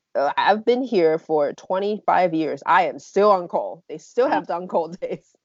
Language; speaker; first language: English; non-native, fluent; Chinese